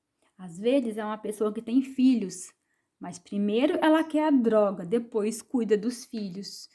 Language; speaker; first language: Portuguese; native; Portuguese